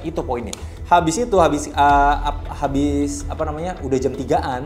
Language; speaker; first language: Indonesian; native; Indonesian